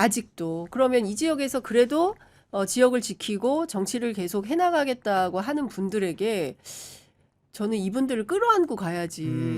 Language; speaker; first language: Korean; native; Korean